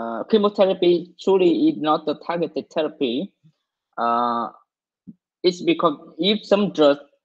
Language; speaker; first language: English; non-native, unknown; Vietnamese